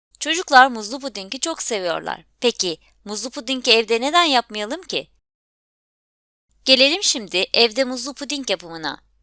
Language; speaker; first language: Turkish; native; Turkish